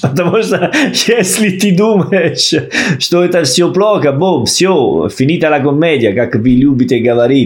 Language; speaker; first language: Russian; non-native, fluent; Italian